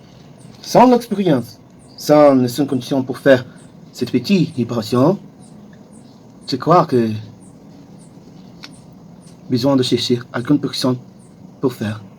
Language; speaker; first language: French; non-native, learner; Portuguese